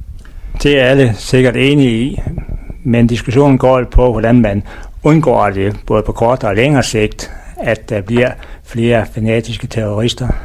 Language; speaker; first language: Danish; native; Danish